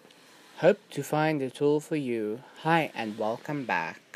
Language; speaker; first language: English; non-native, fluent; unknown